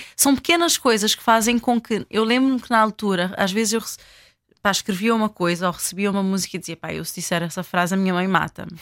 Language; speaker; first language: Portuguese; non-native, local second language; Kabuverdianu